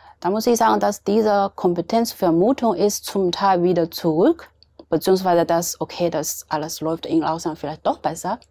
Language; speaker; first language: German; non-native, fluent; Chinese